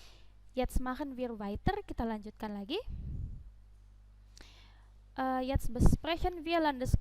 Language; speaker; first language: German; non-native, fluent; Indonesian